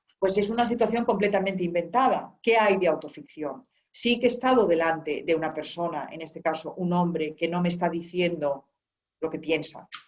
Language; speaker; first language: Spanish; early bilingual, heritage; Spanish